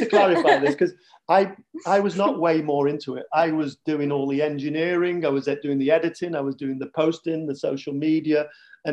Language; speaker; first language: English; native; English